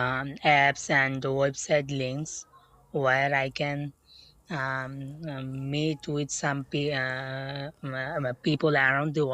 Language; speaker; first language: English; non-native, learner; Bangla